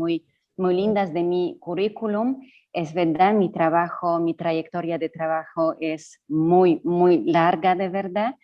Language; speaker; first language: Spanish; non-native, fluent; Polish